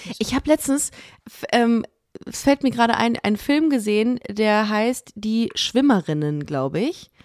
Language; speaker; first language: German; native; German